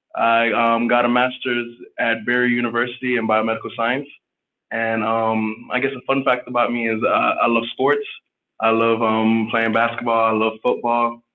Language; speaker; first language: English; native; English